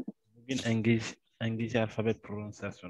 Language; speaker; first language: Turkish; non-native, learner; French